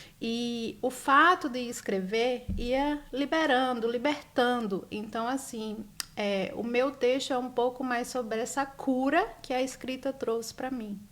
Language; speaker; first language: Portuguese; native; Portuguese